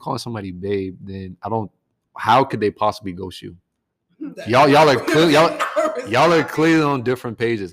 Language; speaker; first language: English; native; English